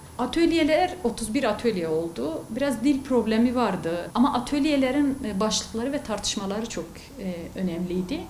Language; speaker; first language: Turkish; non-native, local second language; Kurdish